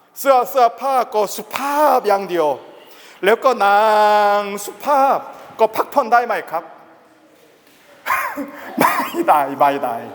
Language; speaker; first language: Thai; non-native, learner; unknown